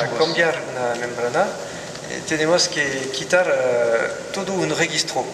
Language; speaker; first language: Spanish; non-native, learner; French